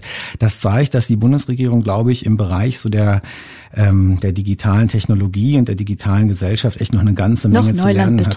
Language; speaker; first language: German; native; German